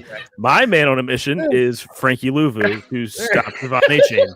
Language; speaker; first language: English; native; English